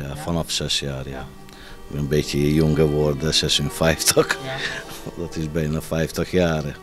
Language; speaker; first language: Dutch; non-native, learner; Hungarian